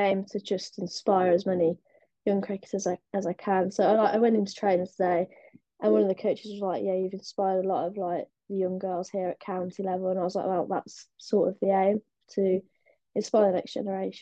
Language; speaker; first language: English; native; English